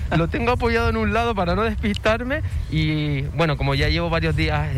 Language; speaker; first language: Spanish; native; Spanish